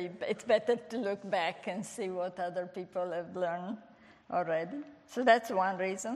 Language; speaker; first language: English; non-native, fluent; Italian